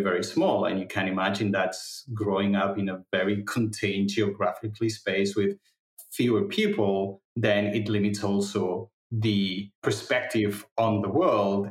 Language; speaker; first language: English; non-native, fluent; Catalan